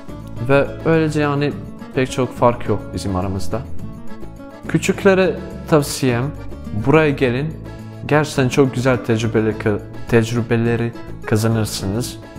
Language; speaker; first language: Turkish; non-native, fluent; Bosnian